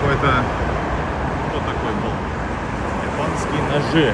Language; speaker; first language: Russian; non-native, fluent; Finnish